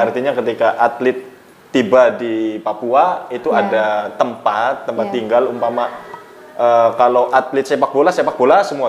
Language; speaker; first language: Indonesian; native; Indonesian